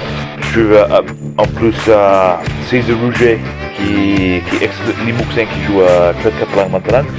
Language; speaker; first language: French; non-native, learner; English